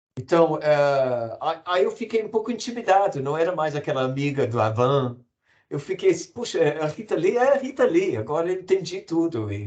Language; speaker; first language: Portuguese; non-native, fluent; English